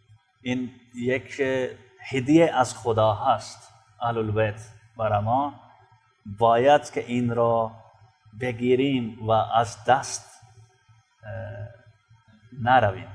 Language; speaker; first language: Persian; non-native, fluent; Urdu